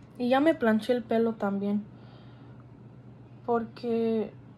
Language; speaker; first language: Spanish; early bilingual, heritage; Spanish